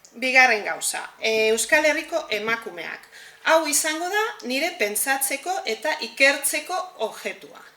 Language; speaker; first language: Basque; non-native, fluent; Catalan